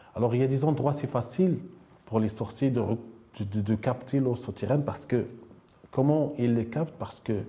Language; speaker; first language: French; non-native, local second language; Arabic